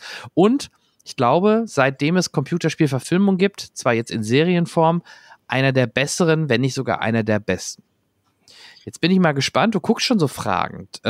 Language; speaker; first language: German; native; German